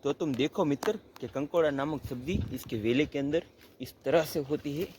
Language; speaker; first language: Hindi; non-native, local second language; Gujarati